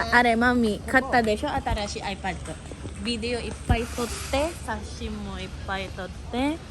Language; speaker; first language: Japanese; non-native, learner; Filipino